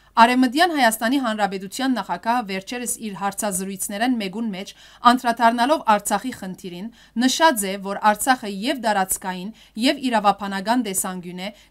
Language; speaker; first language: Armenian; early bilingual, heritage; Armenian